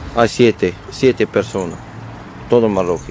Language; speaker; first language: Spanish; non-native, learner; Arabic